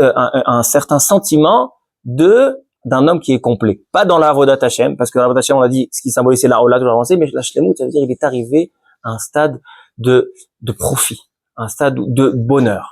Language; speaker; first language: French; native; French